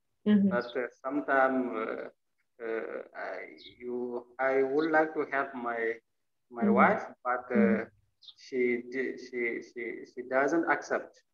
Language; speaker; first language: English; non-native, learner; French